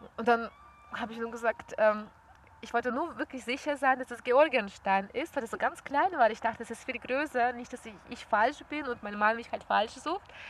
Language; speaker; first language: German; non-native, fluent; Russian